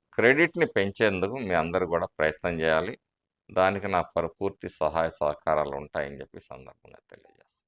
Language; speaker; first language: Telugu; native; Telugu